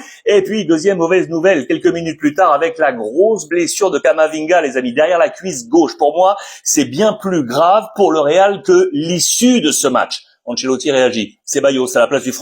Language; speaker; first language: French; native; French